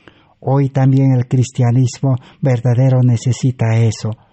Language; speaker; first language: Spanish; native; Spanish